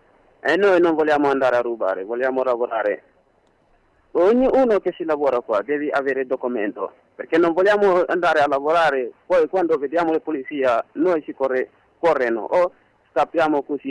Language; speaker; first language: Italian; non-native, learner; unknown